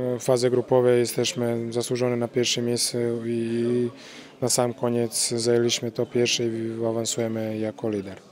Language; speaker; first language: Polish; non-native, fluent; Croatian